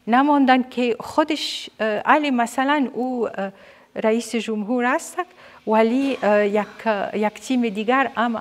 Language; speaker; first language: Persian; non-native, fluent; Arabic